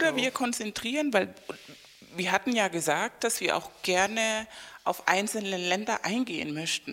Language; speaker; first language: German; non-native, fluent; Spanish